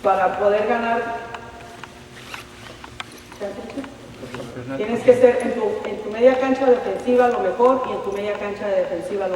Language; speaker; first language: Spanish; native; Spanish